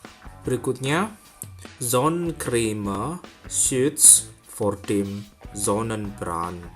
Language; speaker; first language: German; non-native, fluent; Indonesian